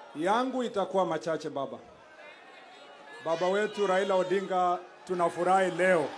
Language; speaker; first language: Swahili; non-native, local second language; Kalenjin